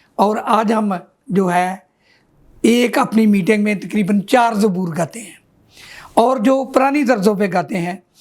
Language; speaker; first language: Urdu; non-native, local second language; Punjabi